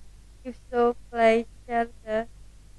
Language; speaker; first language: English; non-native, learner; Indonesian